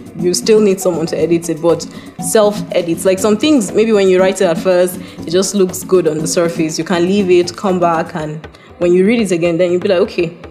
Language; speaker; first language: English; non-native, local second language; Hausa